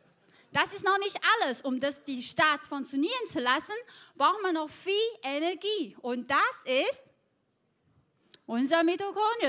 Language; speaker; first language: German; non-native, fluent; Chinese